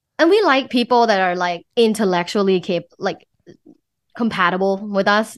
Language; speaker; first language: English; non-native, fluent; Thai